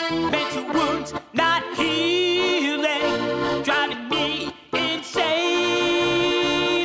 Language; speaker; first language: English; native; English